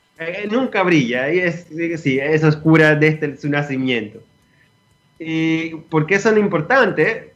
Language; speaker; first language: Spanish; non-native, fluent; Greek